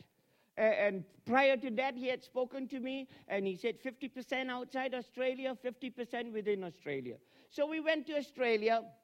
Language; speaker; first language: English; non-native, local second language; Tamil